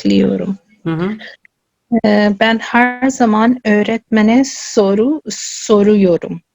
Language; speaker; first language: Turkish; non-native, learner; Urdu